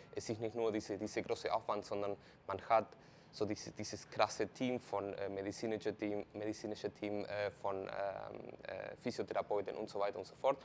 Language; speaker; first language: German; non-native, fluent; Spanish